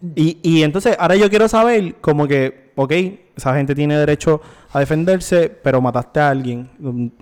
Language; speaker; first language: Spanish; native; Spanish